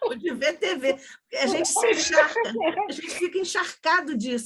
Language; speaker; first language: Portuguese; native; Portuguese